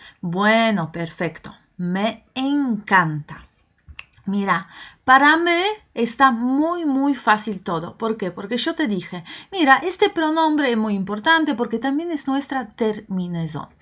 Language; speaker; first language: Spanish; non-native, fluent; Polish